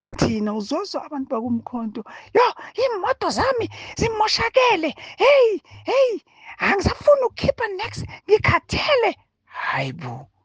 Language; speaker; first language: Zulu; native; Zulu